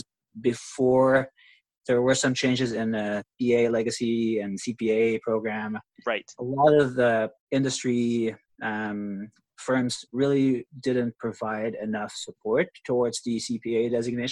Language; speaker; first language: English; non-native, local second language; Filipino